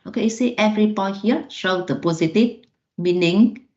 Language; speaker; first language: English; non-native, fluent; Vietnamese